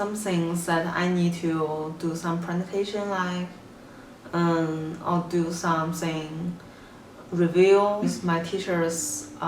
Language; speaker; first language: English; non-native, learner; Chinese